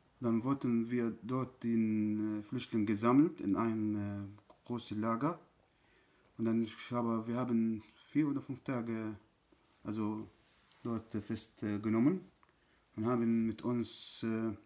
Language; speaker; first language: German; non-native, learner; Arabic